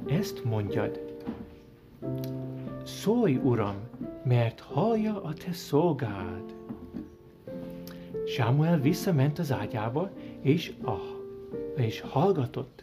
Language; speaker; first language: Hungarian; early bilingual, heritage; Hungarian